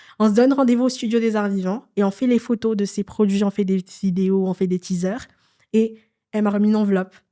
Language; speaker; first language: French; non-native, local second language; Malagasy